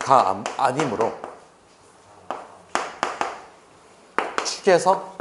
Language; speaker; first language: Korean; native; Korean